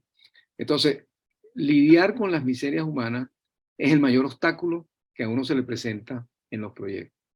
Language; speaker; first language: Spanish; native; Spanish